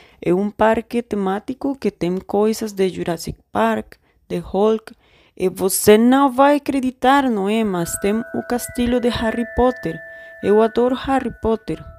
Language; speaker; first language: Portuguese; non-native, learner; Spanish